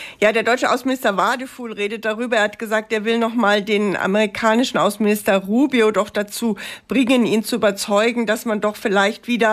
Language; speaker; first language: German; native; German